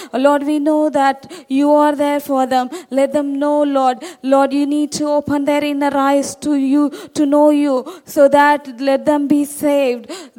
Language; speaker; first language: English; non-native, local second language; Tamil